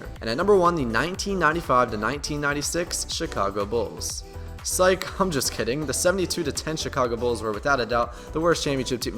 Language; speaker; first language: English; native; English